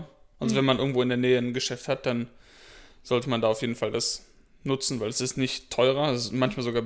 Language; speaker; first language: German; native; German